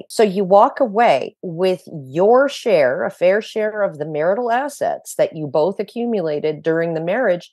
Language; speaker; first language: English; native; English